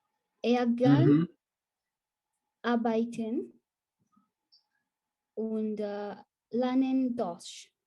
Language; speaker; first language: German; non-native, learner; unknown